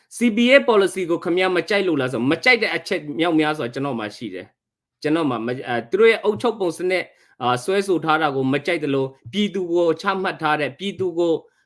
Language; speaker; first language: Burmese; non-native, local second language; Hakha Chin